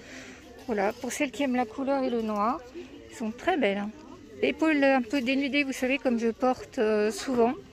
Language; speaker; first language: French; native; French